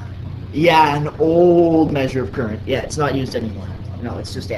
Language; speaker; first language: English; native; English